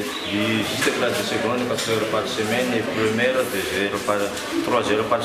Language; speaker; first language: French; non-native, local second language; Malagasy